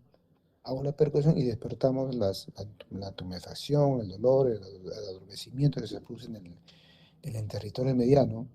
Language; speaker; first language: Spanish; native; Spanish